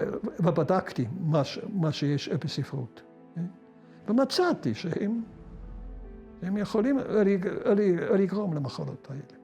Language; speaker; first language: Hebrew; non-native, fluent; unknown